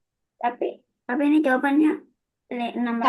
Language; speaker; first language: Indonesian; native; Indonesian